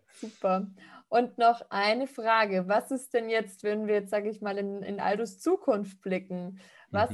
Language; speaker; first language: German; native; German